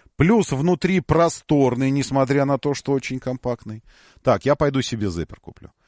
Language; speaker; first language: Russian; native; Russian